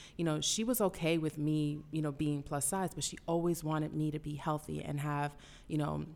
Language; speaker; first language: English; early bilingual, other home language; Spanish